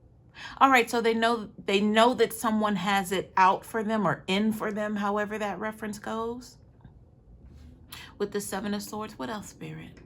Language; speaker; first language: English; native; English